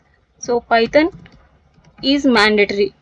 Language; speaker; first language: English; non-native, local second language; Telugu